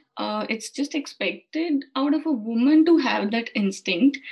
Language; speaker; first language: English; non-native, local second language; Hindi